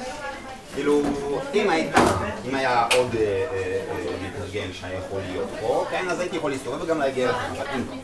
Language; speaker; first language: Hebrew; native; Hebrew